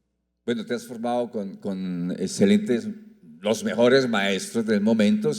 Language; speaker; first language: Spanish; native; Spanish